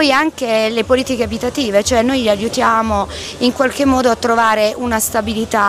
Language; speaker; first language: Italian; native; Italian